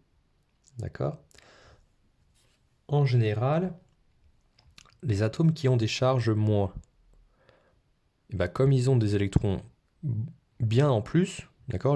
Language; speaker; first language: French; native; French